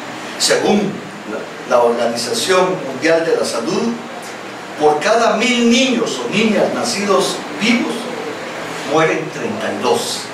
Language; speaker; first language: Spanish; native; Spanish